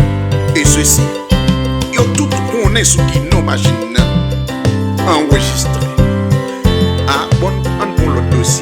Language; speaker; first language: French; non-native, learner; Haitian Creole